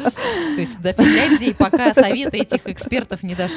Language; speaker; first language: Russian; native; Russian